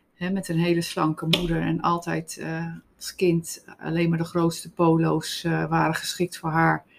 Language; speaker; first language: Dutch; native; Dutch